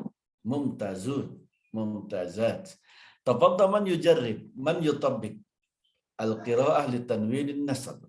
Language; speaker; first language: Arabic; non-native, fluent; Indonesian